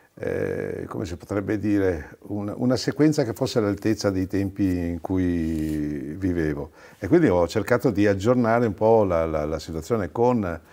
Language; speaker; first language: Italian; native; Italian